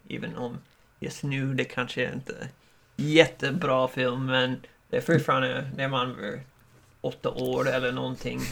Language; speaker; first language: Swedish; non-native, learner; English